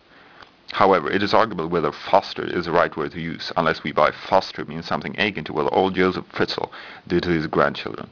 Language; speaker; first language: English; non-native, fluent; Swedish